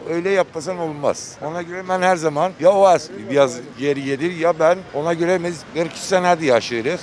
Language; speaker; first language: Turkish; non-native, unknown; Azerbaijani